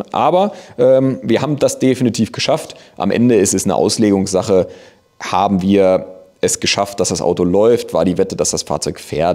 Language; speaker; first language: German; native; German